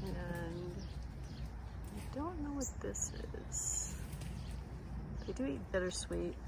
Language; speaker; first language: English; native; English